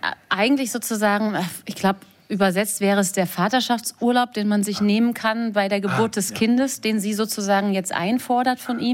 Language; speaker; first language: German; native; German